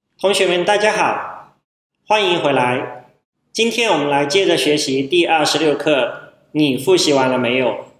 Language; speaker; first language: Chinese; non-native, fluent; Thai